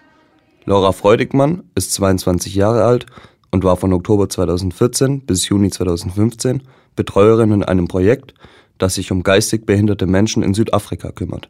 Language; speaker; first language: German; native; German